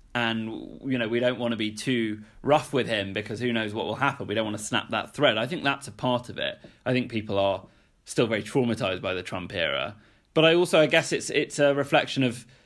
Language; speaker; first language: English; native; English